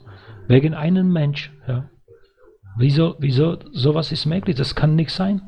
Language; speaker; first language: German; non-native, fluent; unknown